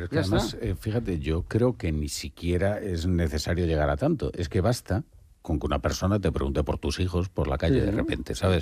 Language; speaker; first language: Spanish; native; Spanish